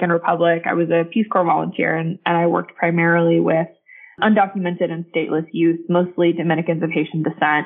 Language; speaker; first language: English; native; English